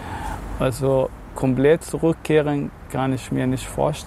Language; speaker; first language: German; non-native, fluent; Arabic